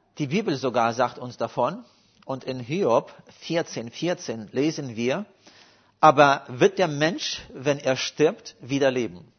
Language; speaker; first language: German; non-native, fluent; Russian